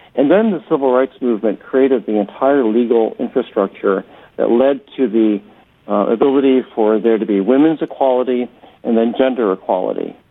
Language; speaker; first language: English; native; English